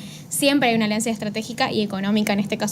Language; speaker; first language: Spanish; native; Spanish